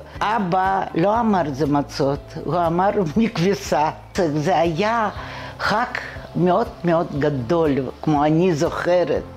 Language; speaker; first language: Hebrew; non-native, learner; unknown